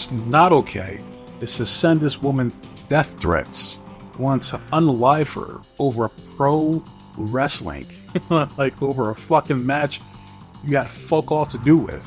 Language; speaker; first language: English; native; English